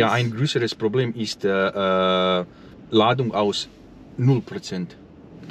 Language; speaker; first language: German; non-native, learner; Croatian